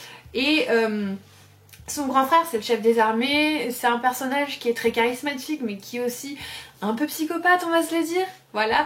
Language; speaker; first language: French; native; French